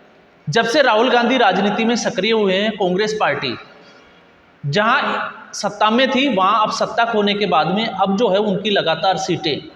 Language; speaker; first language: Hindi; native; Hindi